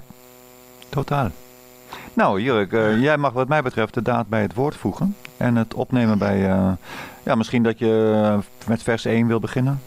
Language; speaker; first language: Dutch; native; Dutch